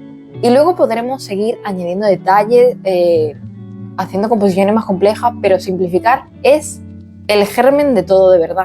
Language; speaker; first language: Spanish; native; Spanish